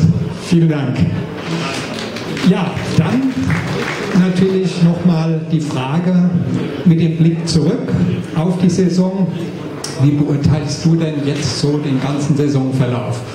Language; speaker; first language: German; native; German